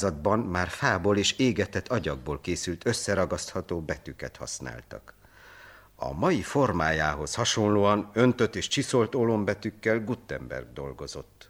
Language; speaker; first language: Hungarian; native; Hungarian